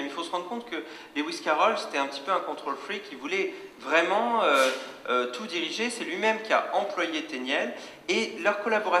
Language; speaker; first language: French; native; French